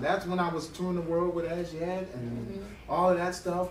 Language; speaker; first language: English; native; English